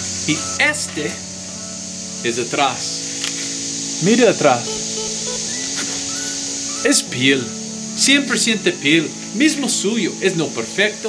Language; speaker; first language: Spanish; non-native, learner; English